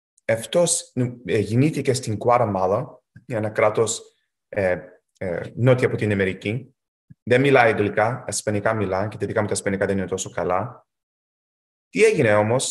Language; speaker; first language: Greek; early bilingual, heritage; Greek